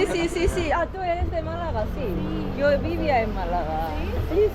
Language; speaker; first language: Spanish; non-native, learner; Korean